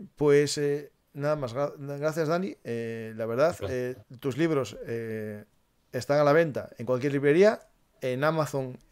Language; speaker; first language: Spanish; native; Spanish